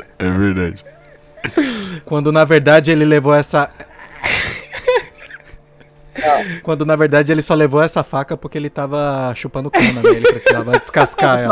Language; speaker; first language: Portuguese; native; Portuguese